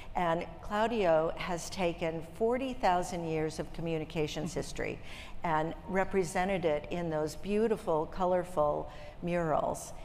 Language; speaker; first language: English; native; English